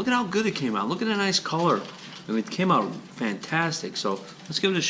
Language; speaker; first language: English; native; English